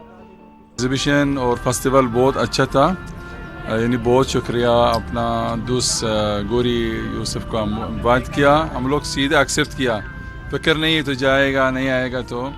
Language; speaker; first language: Hindi; non-native, learner; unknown